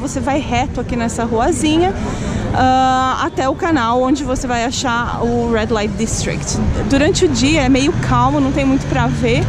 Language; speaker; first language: Portuguese; native; Portuguese